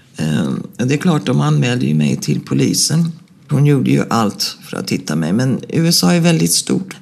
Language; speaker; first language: Swedish; native; Swedish